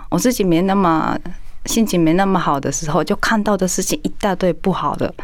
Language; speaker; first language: Chinese; non-native, fluent; Japanese